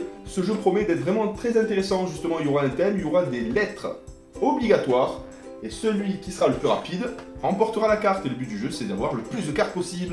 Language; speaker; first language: French; native; French